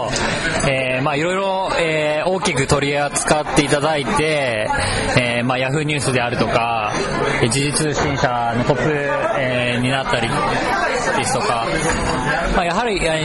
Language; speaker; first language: Japanese; native; Japanese